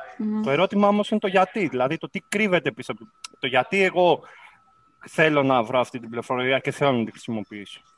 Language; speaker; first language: Greek; native; Greek